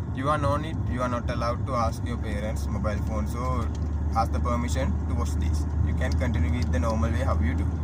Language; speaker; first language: English; non-native, local second language; Sinhala